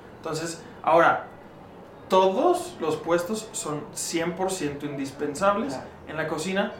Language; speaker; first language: Spanish; native; Spanish